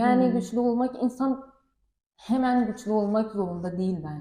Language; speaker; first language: Turkish; non-native, learner; Persian